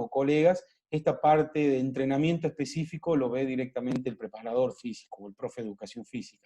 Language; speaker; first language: Spanish; native; Spanish